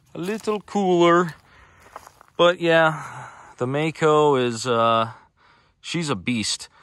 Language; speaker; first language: English; native; English